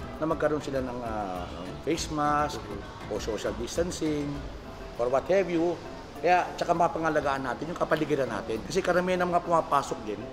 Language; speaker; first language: Filipino; native; Filipino